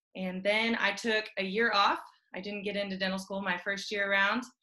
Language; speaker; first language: English; native; English